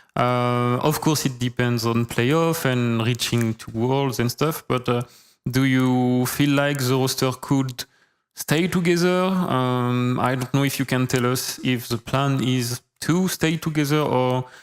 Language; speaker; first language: English; non-native, fluent; French